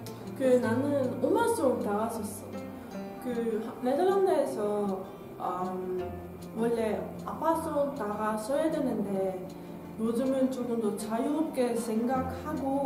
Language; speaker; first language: Korean; non-native, learner; Dutch